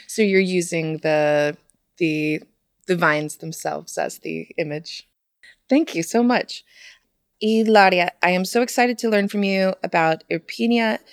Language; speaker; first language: English; native; English